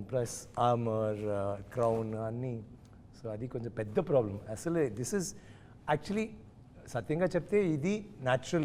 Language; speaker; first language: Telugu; non-native, learner; Tamil